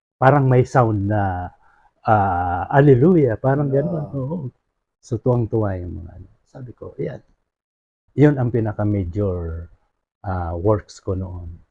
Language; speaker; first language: Filipino; non-native, local second language; Bikol